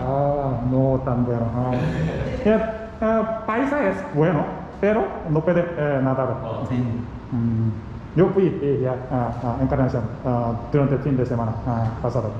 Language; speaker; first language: Spanish; non-native, learner; Korean